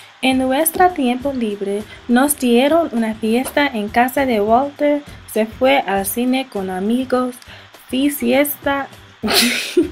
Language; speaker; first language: Spanish; non-native, learner; English